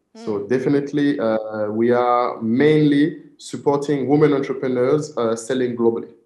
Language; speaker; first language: English; non-native, fluent; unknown